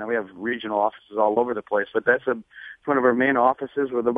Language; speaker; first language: English; native; English